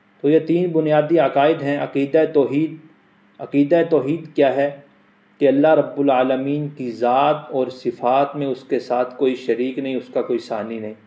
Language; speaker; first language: Urdu; non-native, local second language; Punjabi